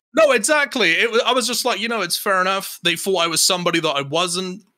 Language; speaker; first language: English; native; English